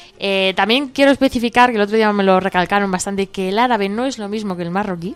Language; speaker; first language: Spanish; native; Spanish